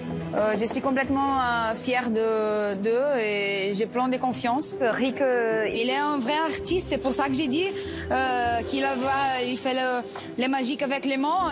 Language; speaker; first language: French; non-native, learner; Portuguese